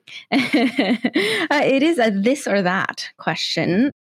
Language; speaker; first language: English; non-native, fluent; Danish